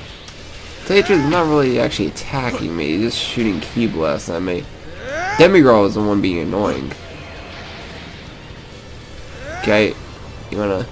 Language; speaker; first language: English; native; English